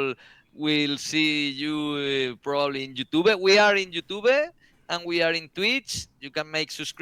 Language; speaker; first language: English; non-native, learner; Spanish